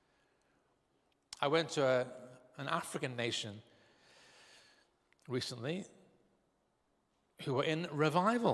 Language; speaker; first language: English; native; English